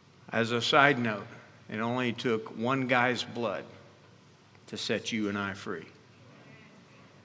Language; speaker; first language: English; native; English